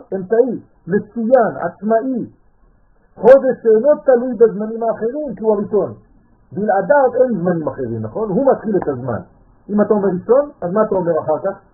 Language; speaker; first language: Hebrew; non-native, fluent; French